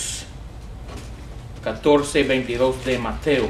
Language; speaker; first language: Spanish; non-native, fluent; English